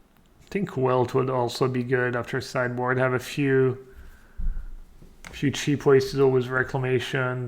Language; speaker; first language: English; non-native, fluent; French